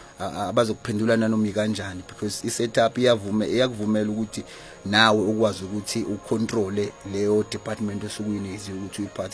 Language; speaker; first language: Zulu; native; Zulu